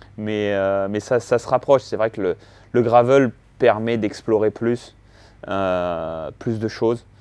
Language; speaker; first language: French; native; French